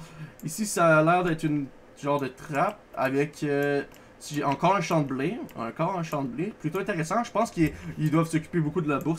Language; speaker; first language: French; native; French